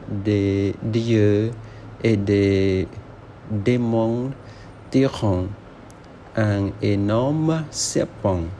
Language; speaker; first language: French; non-native, learner; Khmer